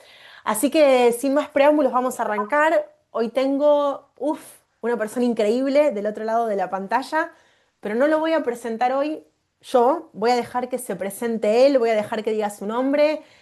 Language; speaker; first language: Spanish; native; Spanish